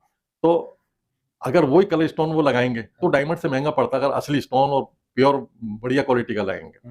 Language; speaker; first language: Hindi; native; Hindi